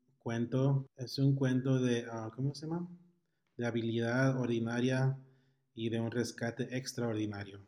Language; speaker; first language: Spanish; early bilingual, heritage; Spanish